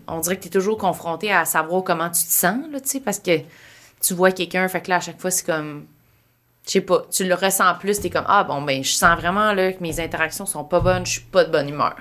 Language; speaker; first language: French; native; French